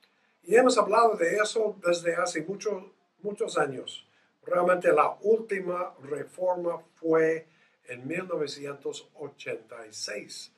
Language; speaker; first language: Spanish; non-native, fluent; English